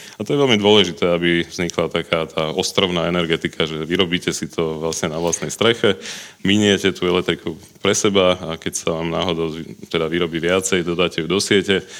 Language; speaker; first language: Slovak; native; Slovak